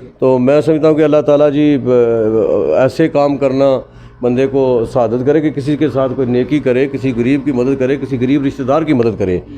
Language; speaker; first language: Urdu; non-native, local second language; Pahari-Potwari